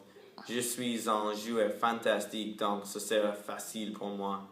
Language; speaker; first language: French; non-native, learner; English